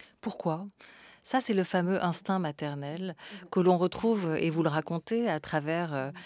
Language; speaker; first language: French; native; French